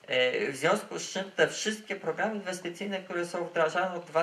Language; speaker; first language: Polish; native; Polish